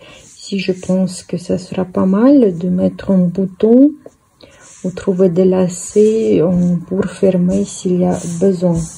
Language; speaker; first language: French; non-native, fluent; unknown